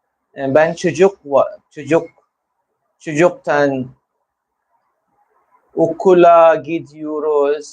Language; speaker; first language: Turkish; non-native, learner; Filipino